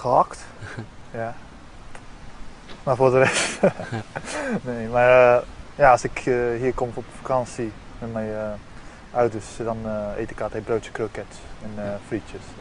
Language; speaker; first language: Dutch; early bilingual, heritage; Dutch